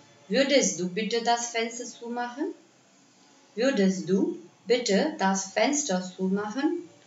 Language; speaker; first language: German; non-native, fluent; Hindi